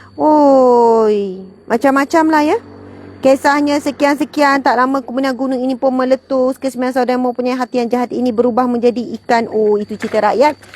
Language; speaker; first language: Malay; native; Malay